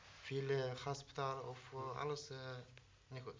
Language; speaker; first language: Dutch; non-native, learner; Turkish